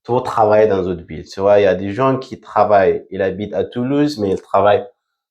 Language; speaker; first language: French; non-native, fluent; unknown